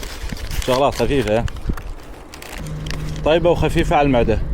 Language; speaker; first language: Arabic; native; Arabic